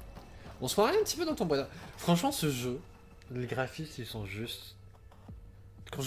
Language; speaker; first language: French; native; French